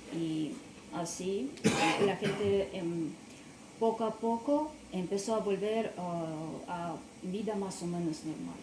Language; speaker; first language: Spanish; non-native, learner; Russian